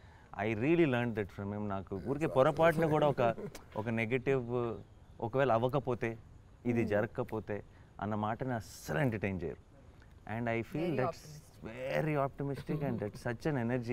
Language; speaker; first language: Telugu; native; Telugu